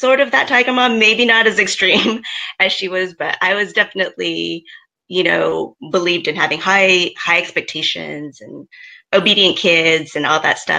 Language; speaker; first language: English; native; English